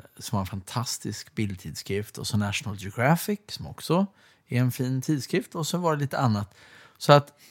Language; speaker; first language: Swedish; native; Swedish